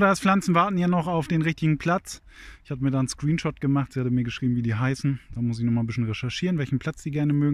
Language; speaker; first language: German; native; German